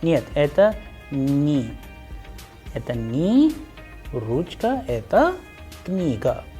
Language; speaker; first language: Russian; non-native, fluent; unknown